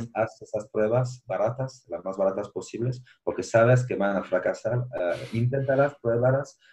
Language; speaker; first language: Spanish; non-native, fluent; French